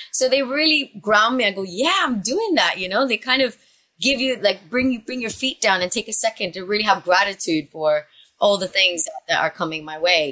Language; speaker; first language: English; early bilingual, other home language; Spanish